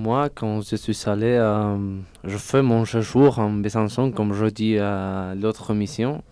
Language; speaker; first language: French; non-native, fluent; Spanish